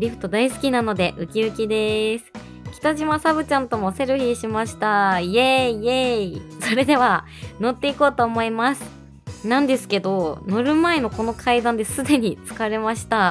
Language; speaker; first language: Japanese; native; Japanese